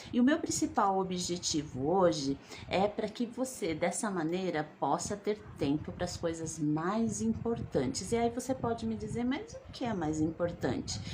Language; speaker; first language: Portuguese; early bilingual, other home language; Guarani